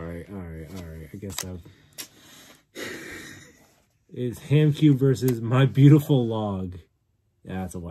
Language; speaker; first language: English; native; English